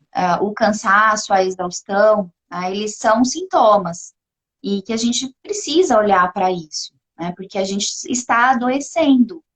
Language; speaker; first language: Portuguese; native; Portuguese